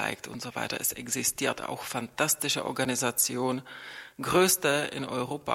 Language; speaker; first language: German; non-native, fluent; Czech